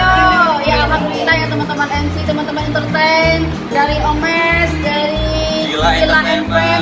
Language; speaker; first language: Indonesian; native; Indonesian